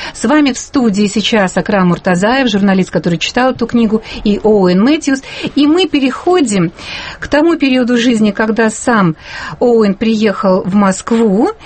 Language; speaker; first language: Russian; native; Russian